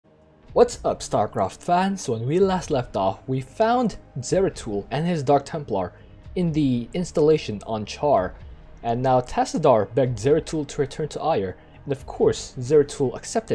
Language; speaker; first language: English; native; English